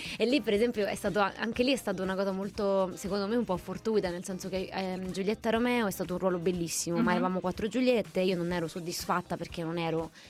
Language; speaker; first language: Italian; native; Italian